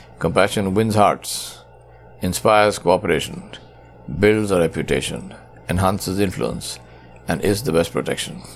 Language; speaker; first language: English; non-native, local second language; Urdu